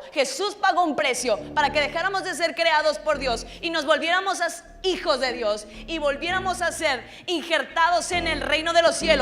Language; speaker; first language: Spanish; native; Spanish